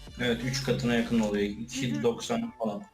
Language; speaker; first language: Turkish; native; Turkish